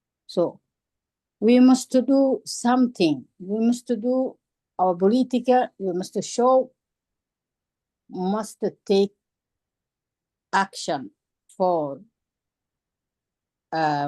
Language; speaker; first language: English; non-native, learner; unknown